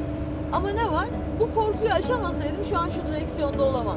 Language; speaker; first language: Turkish; native; Turkish